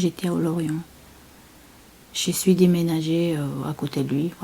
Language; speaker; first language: French; non-native, learner; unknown